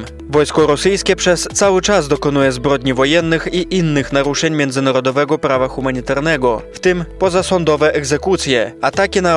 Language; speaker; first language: Polish; native; Polish